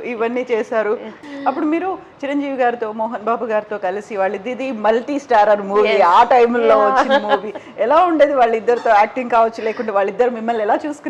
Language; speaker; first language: Telugu; native; Telugu